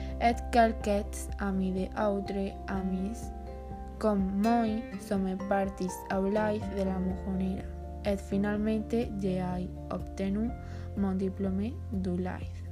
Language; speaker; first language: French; non-native, learner; Spanish